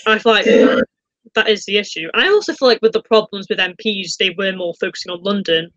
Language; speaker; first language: English; native; English